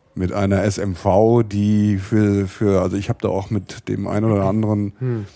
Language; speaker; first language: German; native; German